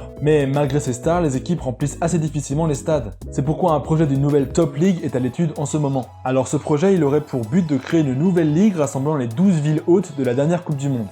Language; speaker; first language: French; native; French